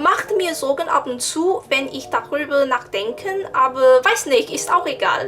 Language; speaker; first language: German; non-native, learner; Chinese